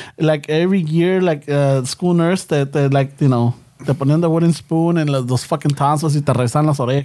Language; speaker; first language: English; early bilingual, other home language; Spanish